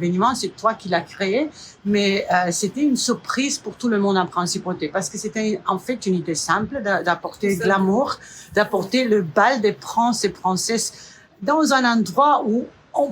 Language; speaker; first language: French; non-native, fluent; Romanian